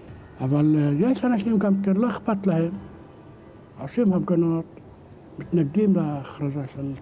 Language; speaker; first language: Hebrew; non-native, local second language; Arabic